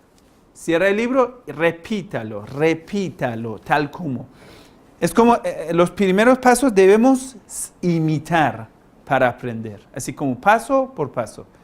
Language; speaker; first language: Spanish; non-native, fluent; Persian